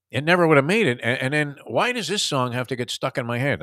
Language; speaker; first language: English; native; English